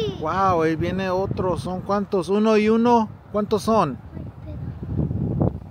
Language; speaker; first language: Spanish; early bilingual, heritage; Spanish